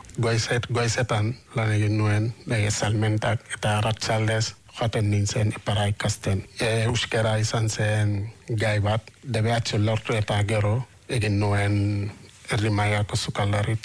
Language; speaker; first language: Basque; non-native, fluent; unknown